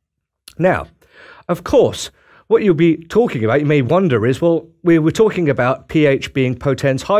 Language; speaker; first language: English; native; English